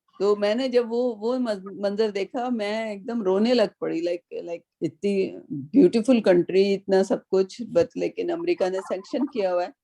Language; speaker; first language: Urdu; native; Urdu